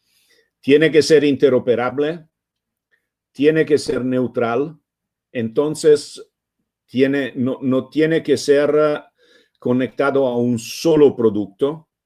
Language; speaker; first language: Spanish; non-native, fluent; Italian